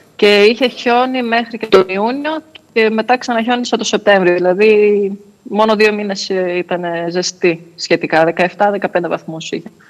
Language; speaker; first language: Greek; native; Greek